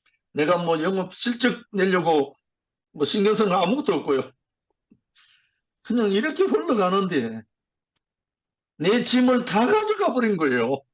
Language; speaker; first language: Korean; native; Korean